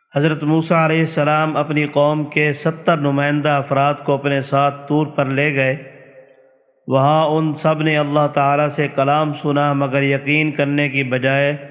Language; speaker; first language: Urdu; native; Urdu